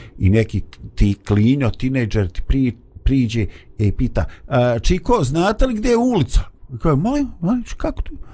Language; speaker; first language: Bosnian; native; Bosnian